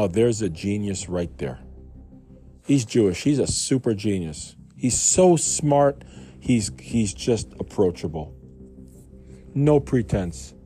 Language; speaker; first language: English; native; English